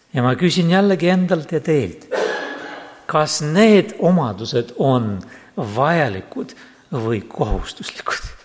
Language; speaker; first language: Estonian; non-native, local second language; Russian